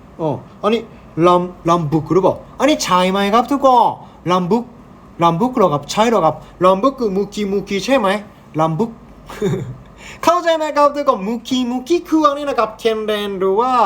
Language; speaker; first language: Thai; non-native, learner; Japanese